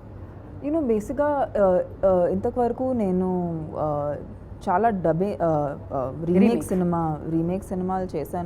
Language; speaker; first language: Telugu; non-native, fluent; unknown